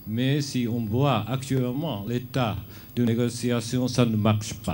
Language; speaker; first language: French; non-native, fluent; Japanese